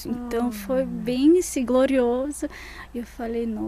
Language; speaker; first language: Portuguese; non-native, fluent; Russian